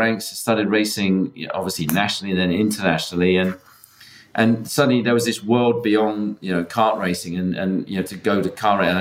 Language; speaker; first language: English; native; English